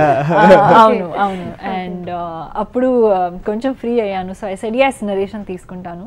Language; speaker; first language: Telugu; non-native, learner; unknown